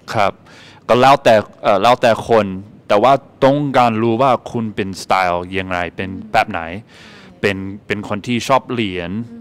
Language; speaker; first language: Thai; non-native, fluent; English